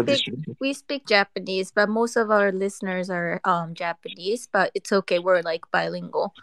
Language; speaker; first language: English; non-native, fluent; Japanese